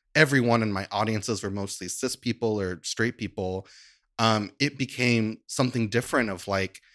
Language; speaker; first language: English; native; English